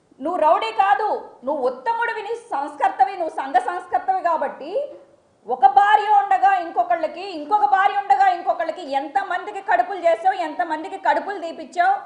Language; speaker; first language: Telugu; native; Telugu